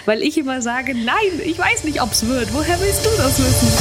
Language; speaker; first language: German; early bilingual, other home language; Russian